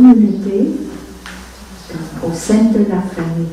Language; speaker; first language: French; non-native, fluent; Vietnamese